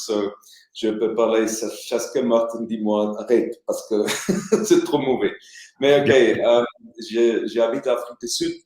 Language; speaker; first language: French; non-native, learner; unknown